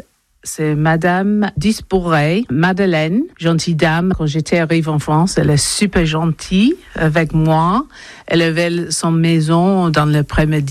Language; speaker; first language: French; non-native, learner; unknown